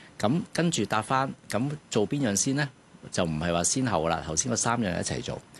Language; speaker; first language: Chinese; non-native, local second language; Cantonese